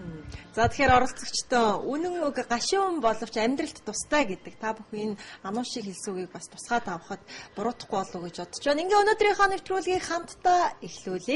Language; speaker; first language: Mongolian; native; Mongolian